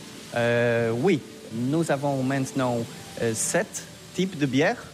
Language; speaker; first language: French; non-native, learner; Polish